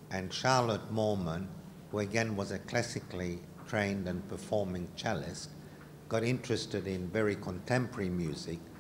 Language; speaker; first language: English; non-native, fluent; Hungarian